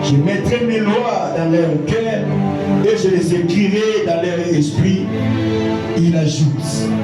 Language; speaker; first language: French; non-native, local second language; Lingala